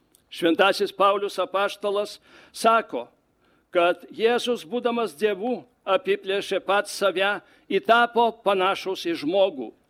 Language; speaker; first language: Lithuanian; non-native, fluent; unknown